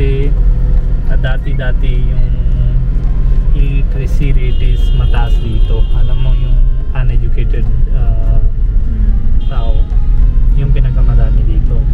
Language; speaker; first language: Filipino; non-native, learner; Hindi